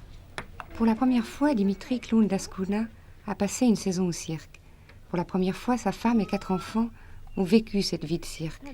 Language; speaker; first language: French; native; French